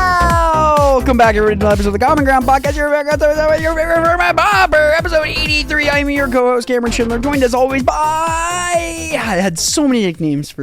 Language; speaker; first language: English; native; English